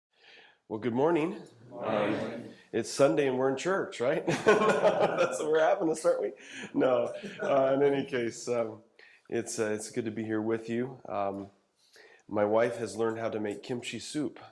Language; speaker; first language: English; native; English